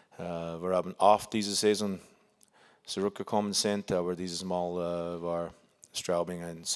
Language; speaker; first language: German; non-native, fluent; English